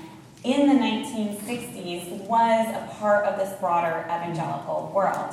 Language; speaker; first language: English; native; English